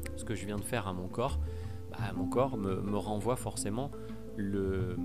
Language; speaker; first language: French; native; French